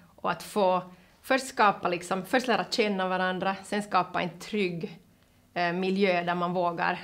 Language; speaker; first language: Swedish; native; Swedish